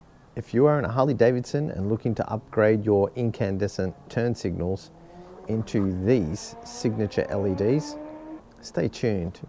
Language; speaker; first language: English; native; English